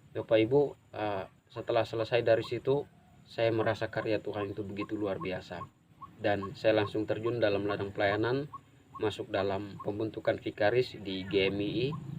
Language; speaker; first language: Indonesian; non-native, local second language; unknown